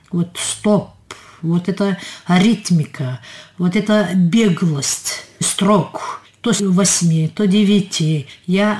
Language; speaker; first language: Russian; non-native, local second language; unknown